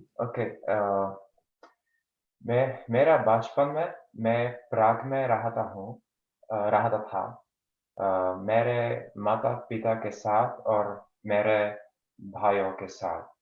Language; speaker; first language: Hindi; non-native, learner; Czech